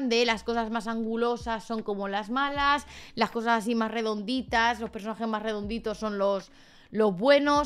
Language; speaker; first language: Spanish; native; Spanish